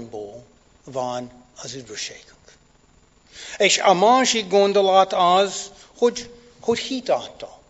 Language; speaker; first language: Hungarian; non-native, fluent; English